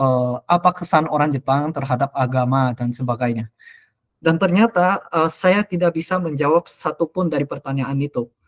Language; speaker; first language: Indonesian; non-native, fluent; Japanese